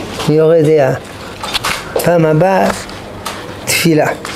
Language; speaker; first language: Hebrew; non-native, fluent; French